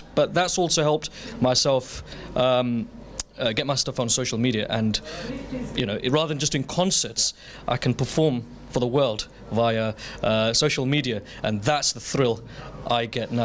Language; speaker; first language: English; early bilingual, other home language; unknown